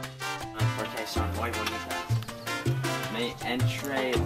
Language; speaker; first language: Spanish; non-native, learner; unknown